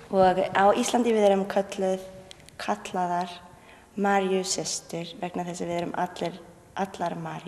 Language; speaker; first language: Icelandic; non-native, learner; English